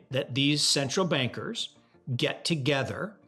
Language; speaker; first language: English; native; English